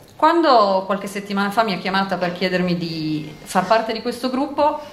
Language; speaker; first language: Italian; native; Italian